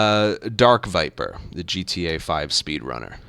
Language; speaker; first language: English; native; English